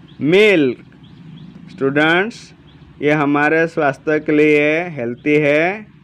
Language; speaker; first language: Hindi; non-native, local second language; Gujarati